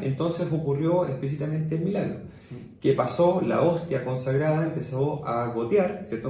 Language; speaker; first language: Spanish; native; Spanish